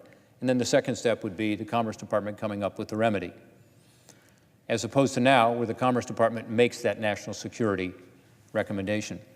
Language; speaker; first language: English; native; English